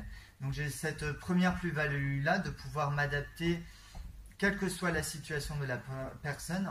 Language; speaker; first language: French; native; French